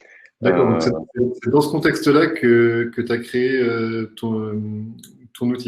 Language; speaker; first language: French; native; French